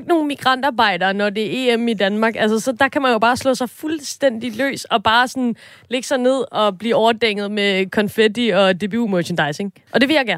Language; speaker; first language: Danish; native; Danish